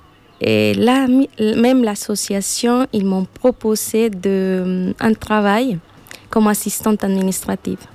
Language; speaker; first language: French; non-native, fluent; Spanish